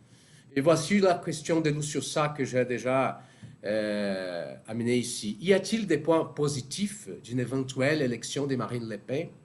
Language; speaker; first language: French; non-native, fluent; Portuguese